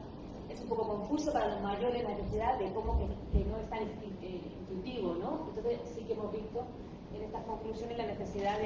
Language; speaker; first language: Spanish; native; Spanish